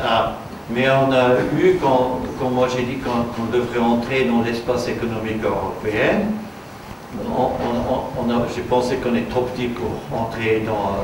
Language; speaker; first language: French; non-native, fluent; German